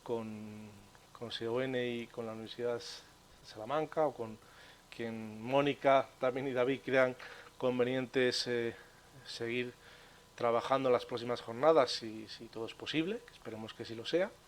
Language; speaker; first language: Spanish; native; Spanish